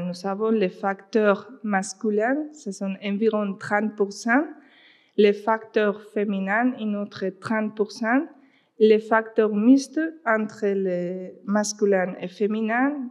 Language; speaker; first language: French; non-native, fluent; Spanish